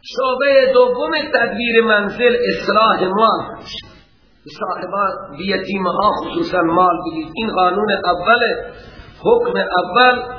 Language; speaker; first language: Persian; non-native, local second language; Baluchi